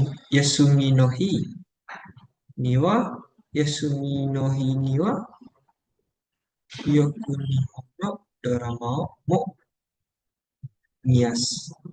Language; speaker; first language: Japanese; non-native, learner; Indonesian